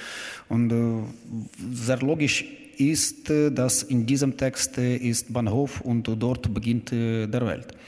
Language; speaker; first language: German; non-native, learner; Ukrainian